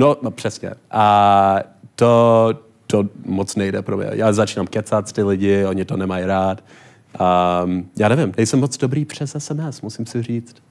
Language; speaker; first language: Czech; non-native, learner; English